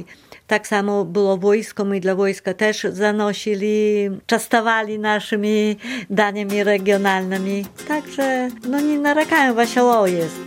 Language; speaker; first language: Polish; non-native, local second language; Belarusian